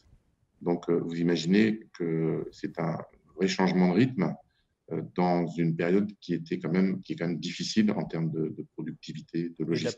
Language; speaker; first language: French; native; French